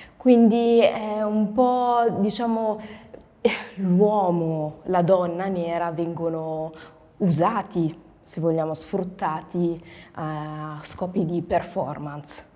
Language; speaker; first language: Italian; early bilingual, other home language; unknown